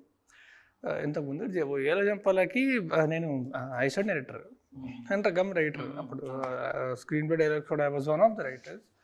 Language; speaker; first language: Telugu; native; Telugu